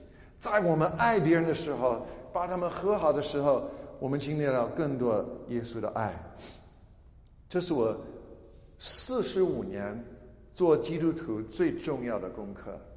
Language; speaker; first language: Chinese; non-native, fluent; English